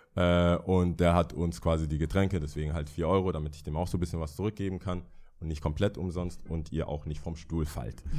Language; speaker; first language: German; early bilingual, other home language; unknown